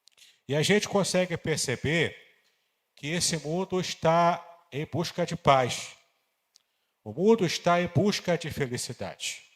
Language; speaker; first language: Portuguese; native; Portuguese